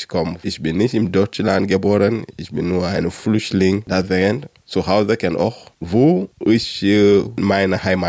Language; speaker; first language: German; non-native, learner; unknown